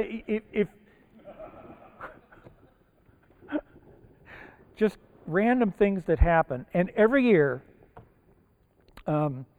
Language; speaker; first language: English; early bilingual, other home language; Japanese